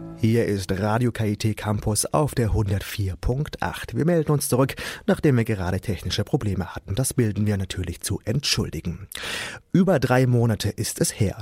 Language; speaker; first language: German; native; German